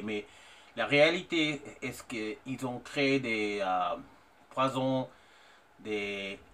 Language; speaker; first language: French; non-native, fluent; English